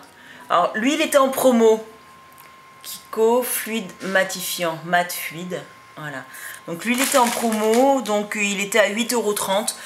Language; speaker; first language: French; native; French